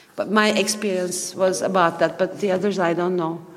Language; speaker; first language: English; non-native, fluent; Turkish